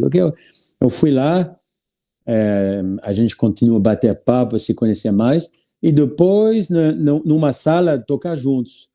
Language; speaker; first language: Portuguese; non-native, learner; French